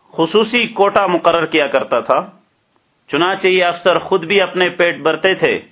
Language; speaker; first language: Urdu; native; Urdu